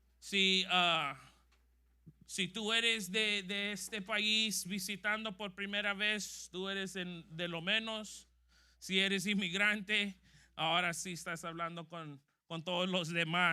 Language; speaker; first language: Spanish; early bilingual, heritage; Spanish